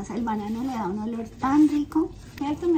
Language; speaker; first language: Spanish; native; Spanish